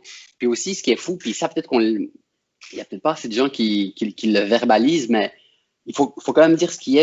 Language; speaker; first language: French; native; French